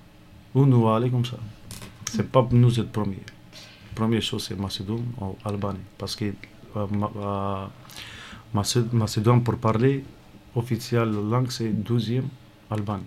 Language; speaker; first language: French; non-native, learner; Romany